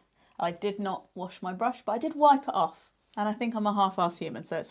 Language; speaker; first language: English; native; English